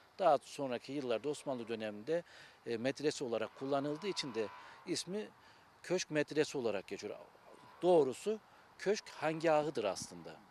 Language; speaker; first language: Turkish; native; Turkish